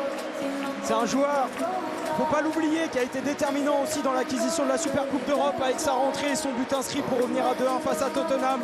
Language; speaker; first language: French; native; French